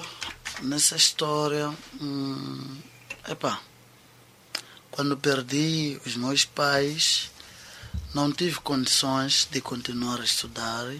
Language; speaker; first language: Portuguese; non-native, local second language; Tsonga